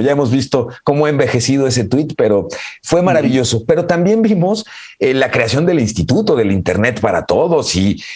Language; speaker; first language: Spanish; native; Spanish